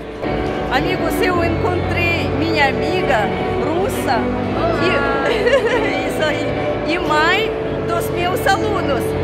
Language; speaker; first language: Portuguese; non-native, fluent; Russian